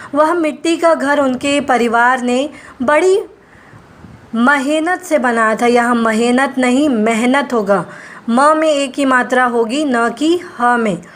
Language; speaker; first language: Hindi; non-native, local second language; Gujarati